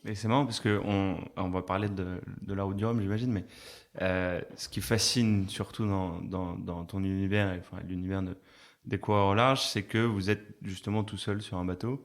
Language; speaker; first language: French; native; French